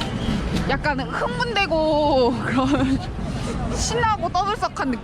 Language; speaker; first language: Korean; non-native, fluent; Chinese